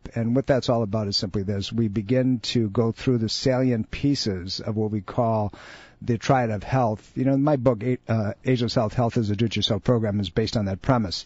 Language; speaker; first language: English; native; English